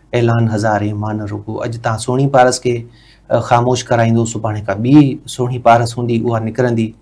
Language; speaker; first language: Sindhi; native; Sindhi